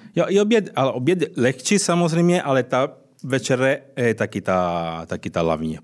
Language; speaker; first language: Czech; non-native, fluent; Italian